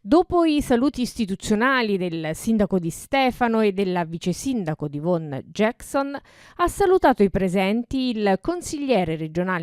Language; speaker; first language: Italian; native; Italian